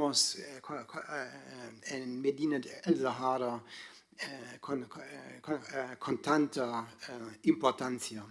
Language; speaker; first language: Spanish; non-native, fluent; German